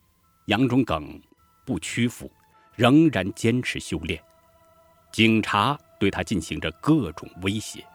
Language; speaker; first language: Chinese; native; Chinese